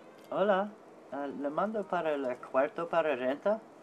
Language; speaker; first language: Spanish; non-native, learner; English